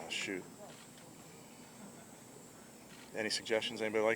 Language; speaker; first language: English; native; English